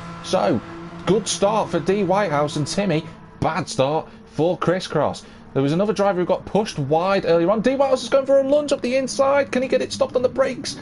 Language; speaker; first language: English; native; English